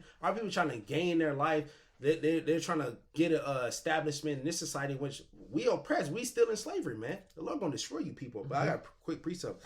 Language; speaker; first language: English; native; English